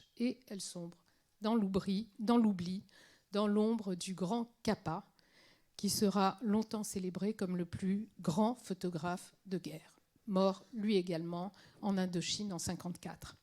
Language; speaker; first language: French; native; French